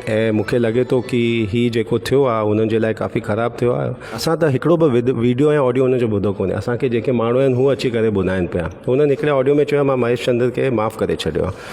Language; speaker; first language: Sindhi; early bilingual, heritage; Sindhi